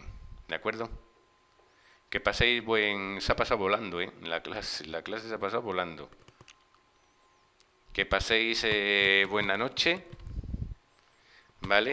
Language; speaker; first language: Spanish; native; Spanish